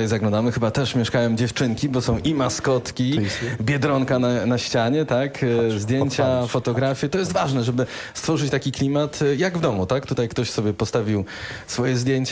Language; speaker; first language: Polish; native; Polish